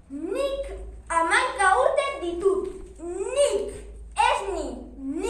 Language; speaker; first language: Basque; non-native, local second language; Spanish